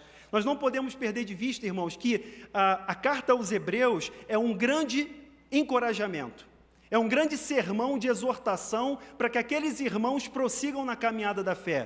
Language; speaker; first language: Portuguese; native; Portuguese